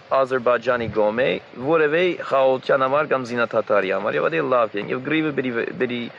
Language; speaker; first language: Armenian; non-native, fluent; English